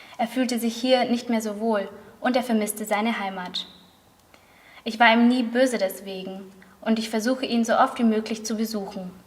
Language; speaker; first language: German; native; German